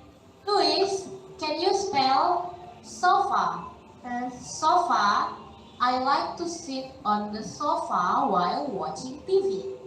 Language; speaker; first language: English; non-native, fluent; Indonesian